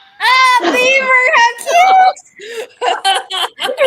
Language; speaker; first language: English; native; English